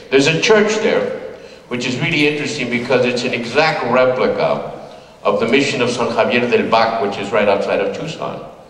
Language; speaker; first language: English; early bilingual, other home language; Spanish